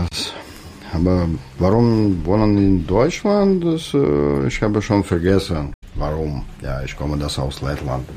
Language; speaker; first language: German; non-native, learner; Russian